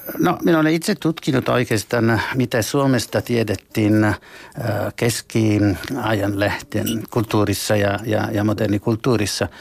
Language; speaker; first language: Finnish; non-native, fluent; Italian